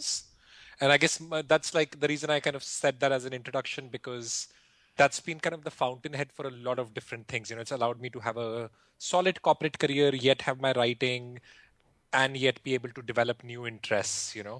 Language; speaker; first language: English; non-native, local second language; Hindi